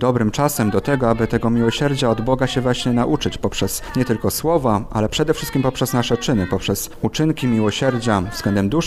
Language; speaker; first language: Polish; native; Polish